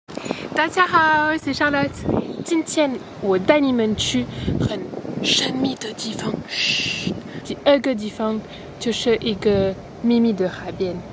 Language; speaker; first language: Chinese; non-native, learner; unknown